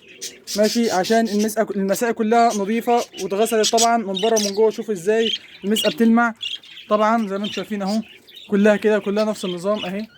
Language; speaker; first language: Arabic; native; Arabic